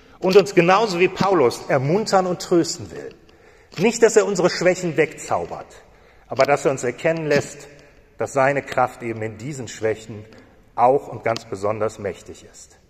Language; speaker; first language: German; native; German